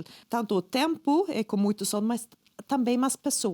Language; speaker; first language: Portuguese; non-native, fluent; Swedish